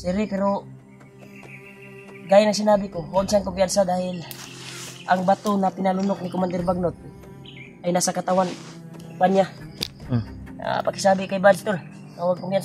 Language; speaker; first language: Filipino; non-native, local second language; Cebuano